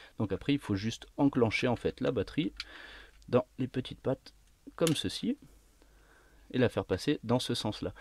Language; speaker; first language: French; native; French